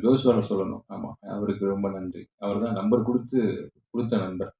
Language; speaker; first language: Tamil; native; Tamil